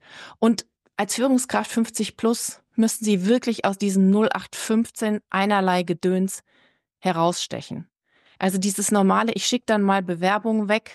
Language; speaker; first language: German; native; German